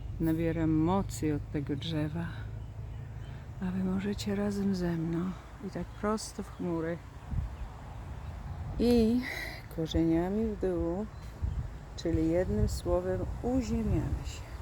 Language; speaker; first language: Polish; native; Polish